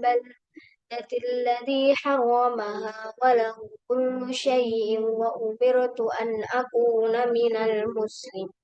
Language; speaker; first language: Arabic; non-native, learner; Indonesian